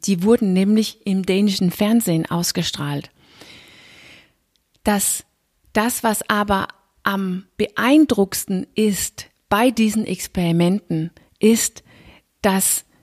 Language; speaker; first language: German; non-native, fluent; Danish